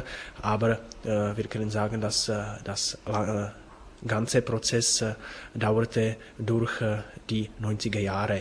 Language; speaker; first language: German; non-native, learner; Czech